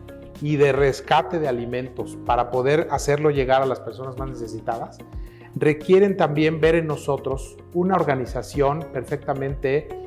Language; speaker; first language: Spanish; native; Spanish